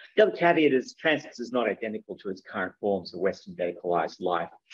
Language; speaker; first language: English; native; English